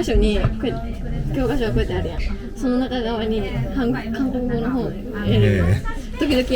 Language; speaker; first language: Japanese; native; Japanese